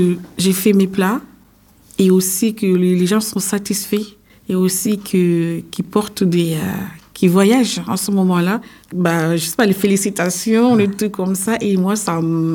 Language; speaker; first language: French; non-native, local second language; Comorian